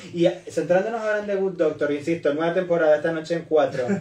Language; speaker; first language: Spanish; native; Spanish